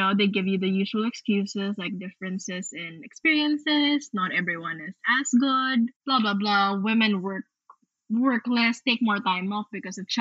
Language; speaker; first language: English; non-native, local second language; Filipino